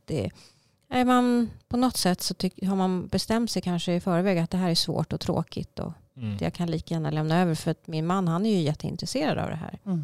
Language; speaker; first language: Swedish; native; Swedish